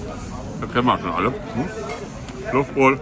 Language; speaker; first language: German; native; German